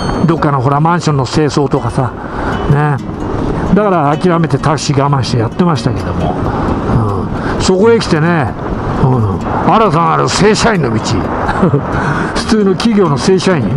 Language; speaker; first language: Japanese; native; Japanese